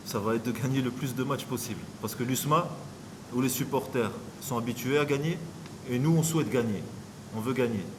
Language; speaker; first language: French; non-native, local second language; Arabic